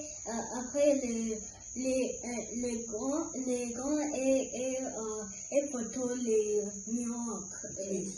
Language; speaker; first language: French; early bilingual, other home language; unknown